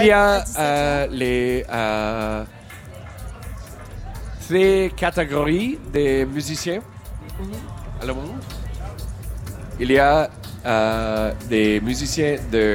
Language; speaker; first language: French; non-native, learner; English